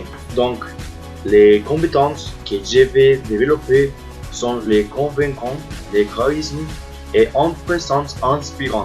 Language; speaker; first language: French; non-native, learner; Spanish